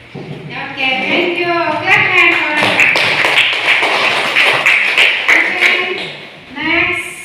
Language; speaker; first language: English; non-native, learner; Indonesian